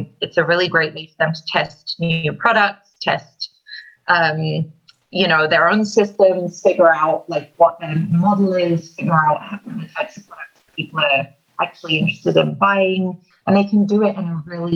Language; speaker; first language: English; native; English